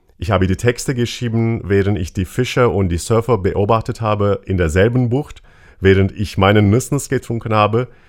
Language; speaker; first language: German; non-native, fluent; Turkish